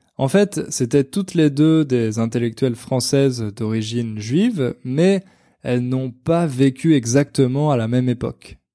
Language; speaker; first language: French; native; French